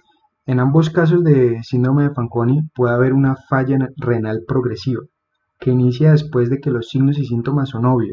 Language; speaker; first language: Spanish; native; Spanish